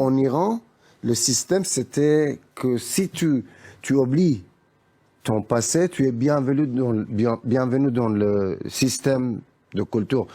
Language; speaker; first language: French; non-native, fluent; Persian